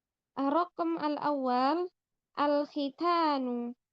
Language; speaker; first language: Arabic; non-native, learner; Indonesian